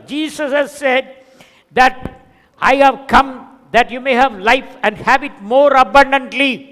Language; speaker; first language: English; non-native, local second language; Tamil